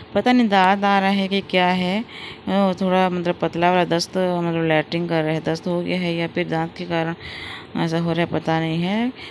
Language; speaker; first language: Hindi; non-native, local second language; Odia